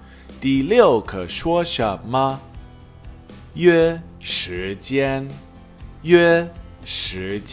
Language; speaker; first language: Chinese; non-native, fluent; English